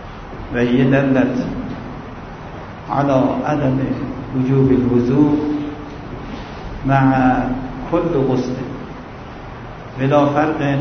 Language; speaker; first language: Arabic; non-native, fluent; Persian